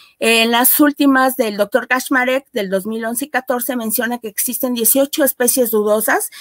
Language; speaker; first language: Spanish; native; Spanish